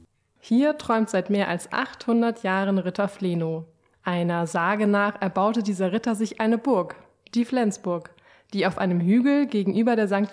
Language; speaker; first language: German; native; German